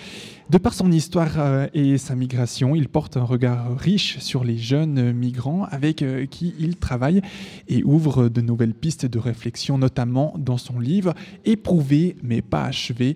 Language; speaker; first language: French; native; French